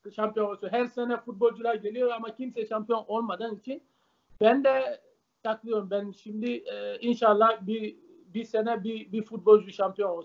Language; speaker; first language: Turkish; non-native, learner; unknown